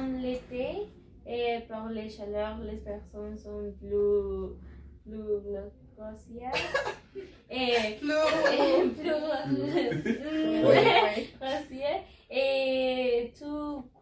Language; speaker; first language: French; non-native, learner; Spanish